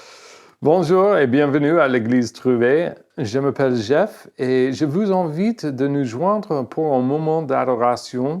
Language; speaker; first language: French; non-native, fluent; English